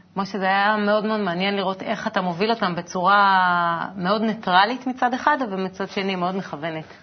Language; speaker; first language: Hebrew; native; Hebrew